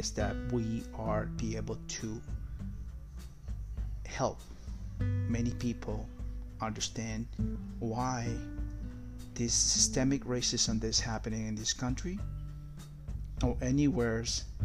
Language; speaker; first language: English; non-native, fluent; Spanish